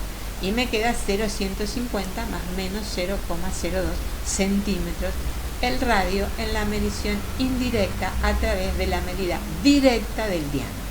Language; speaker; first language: Spanish; native; Spanish